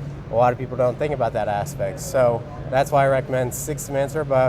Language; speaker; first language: English; native; English